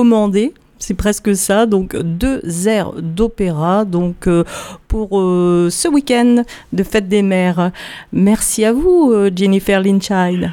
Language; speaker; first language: French; native; French